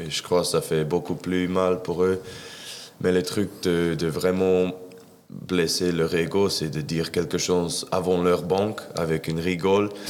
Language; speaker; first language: French; non-native, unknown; English